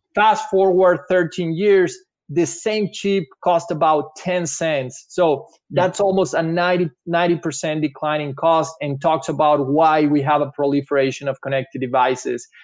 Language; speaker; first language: English; non-native, fluent; Spanish